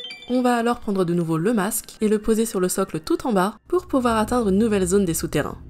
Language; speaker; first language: French; native; French